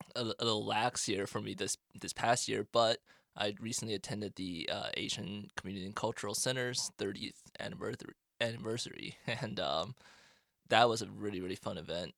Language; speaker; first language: English; non-native, fluent; Chinese